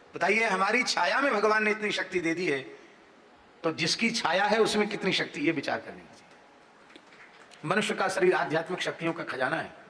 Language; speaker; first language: Hindi; native; Hindi